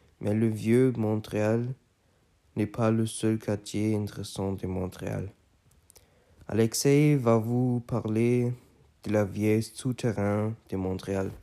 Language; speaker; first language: French; non-native, learner; German